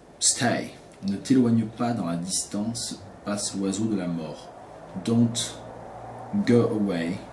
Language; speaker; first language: French; native; French